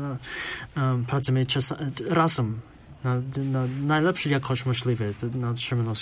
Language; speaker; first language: Polish; non-native, learner; Chinese